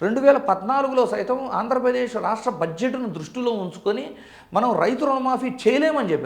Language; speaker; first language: Telugu; native; Telugu